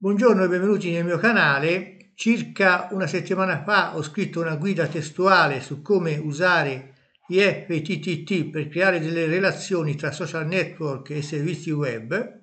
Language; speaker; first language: Italian; native; Italian